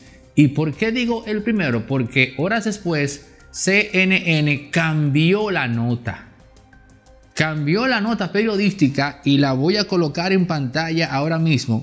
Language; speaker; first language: Spanish; native; Spanish